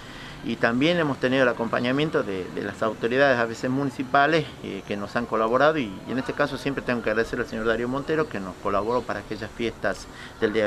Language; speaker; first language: Spanish; native; Spanish